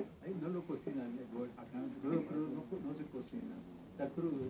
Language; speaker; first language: Spanish; native; Spanish